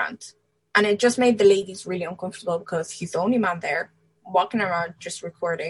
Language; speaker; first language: English; native; English